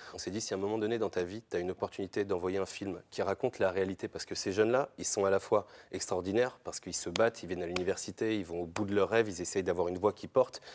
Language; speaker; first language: French; native; French